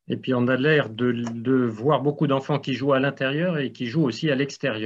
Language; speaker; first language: French; native; French